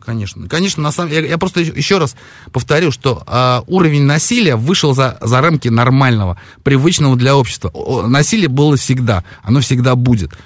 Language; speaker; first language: Russian; native; Russian